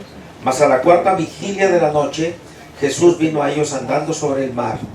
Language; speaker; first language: Spanish; native; Spanish